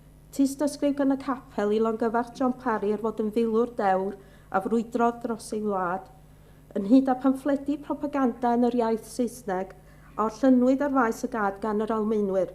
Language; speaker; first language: Welsh; native; Welsh